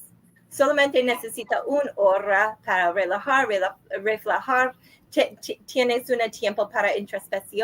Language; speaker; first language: Spanish; non-native, learner; English